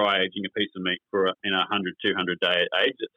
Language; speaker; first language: English; native; English